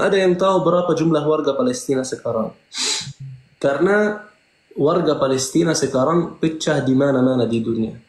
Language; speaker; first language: Indonesian; non-native, fluent; Arabic